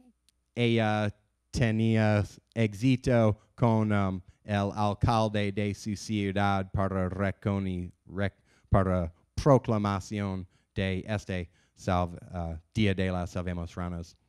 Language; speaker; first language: Spanish; non-native, learner; English